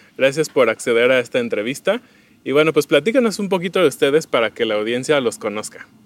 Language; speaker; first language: Spanish; native; Spanish